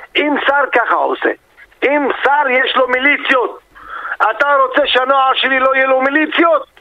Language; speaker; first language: Hebrew; non-native, local second language; Arabic